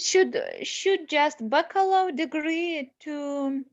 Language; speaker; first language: English; non-native, learner; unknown